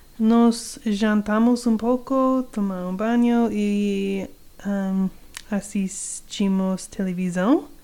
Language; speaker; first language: Portuguese; non-native, learner; English